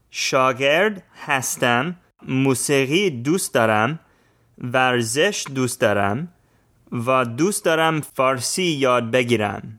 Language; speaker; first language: Persian; non-native, learner; English